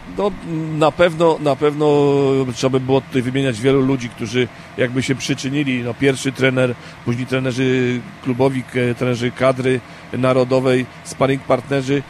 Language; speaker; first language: Polish; native; Polish